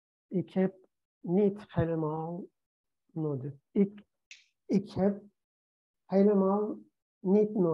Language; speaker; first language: Dutch; non-native, learner; Turkish